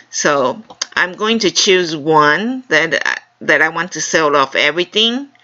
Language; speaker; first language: English; non-native, fluent; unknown